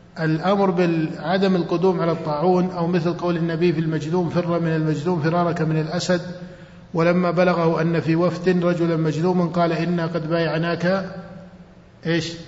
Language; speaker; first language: Arabic; native; Arabic